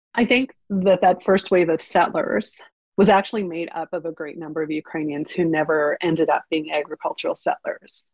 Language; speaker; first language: English; early bilingual, other home language; Ukrainian